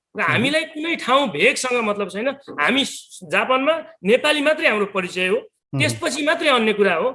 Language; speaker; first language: Nepali; native; Nepali